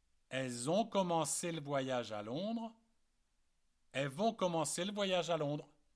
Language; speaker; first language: French; native; French